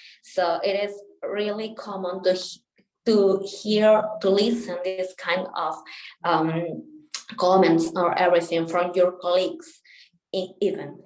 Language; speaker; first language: English; non-native, local second language; Spanish